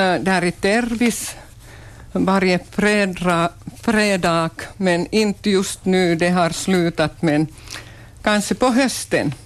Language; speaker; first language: Swedish; non-native, local second language; Finnish